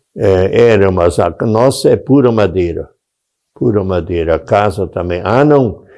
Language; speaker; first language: Portuguese; non-native, local second language; German